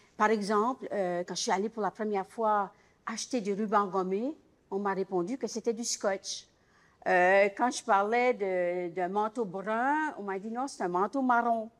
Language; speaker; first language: French; native; French